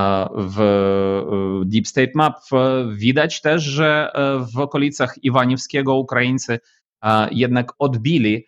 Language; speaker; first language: Polish; non-native, fluent; Ukrainian